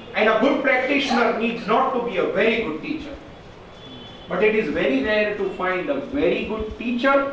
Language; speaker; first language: English; non-native, local second language; Gujarati